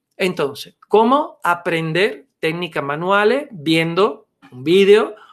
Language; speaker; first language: Spanish; non-native, fluent; Italian